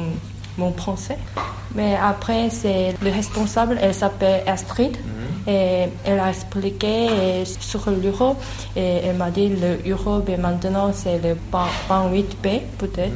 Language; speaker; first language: French; non-native, learner; Korean